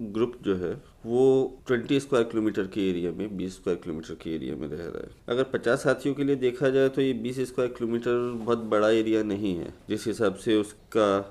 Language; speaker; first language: Hindi; native; Hindi